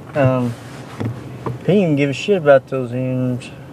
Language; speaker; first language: English; native; English